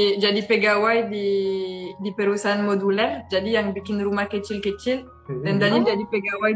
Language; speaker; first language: Indonesian; non-native, fluent; French